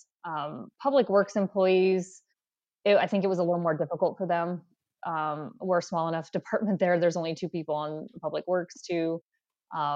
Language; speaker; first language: English; native; English